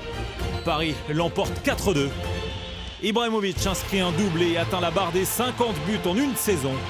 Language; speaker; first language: French; native; French